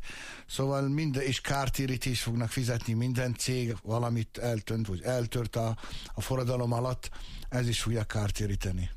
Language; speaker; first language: Hungarian; non-native, fluent; Arabic